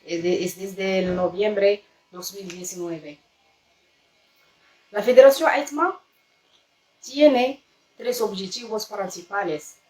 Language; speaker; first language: Spanish; non-native, learner; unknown